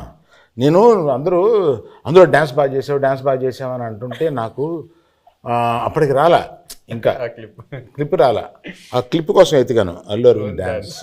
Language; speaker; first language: Telugu; native; Telugu